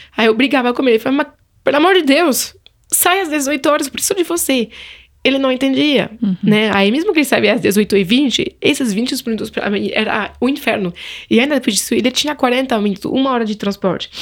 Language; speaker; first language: Portuguese; non-native, fluent; French